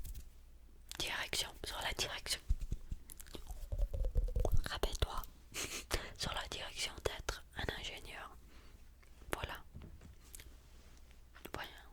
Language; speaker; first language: French; early bilingual, heritage; French